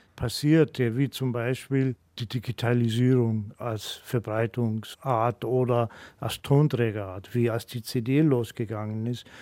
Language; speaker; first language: German; non-native, fluent; Greek